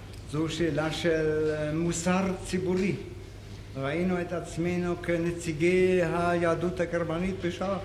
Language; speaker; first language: Hebrew; non-native, fluent; German